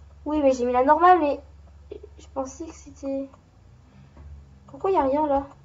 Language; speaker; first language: French; native; French